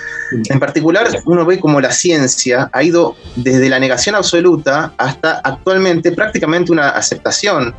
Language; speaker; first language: Spanish; native; Spanish